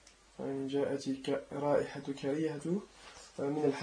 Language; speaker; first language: Arabic; non-native, learner; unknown